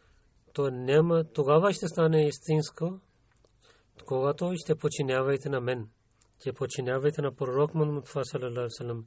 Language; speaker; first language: Bulgarian; non-native, learner; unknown